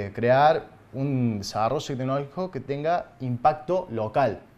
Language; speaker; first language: Spanish; native; Spanish